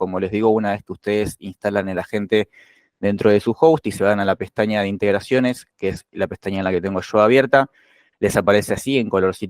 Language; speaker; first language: Spanish; native; Spanish